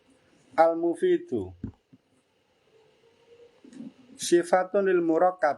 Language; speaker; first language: Arabic; non-native, fluent; Javanese